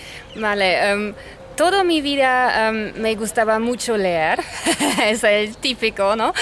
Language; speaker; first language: Spanish; non-native, fluent; German